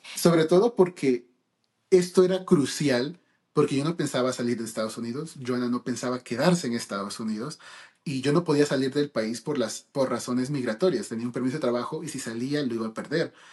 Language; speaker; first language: Spanish; early bilingual, heritage; Spanish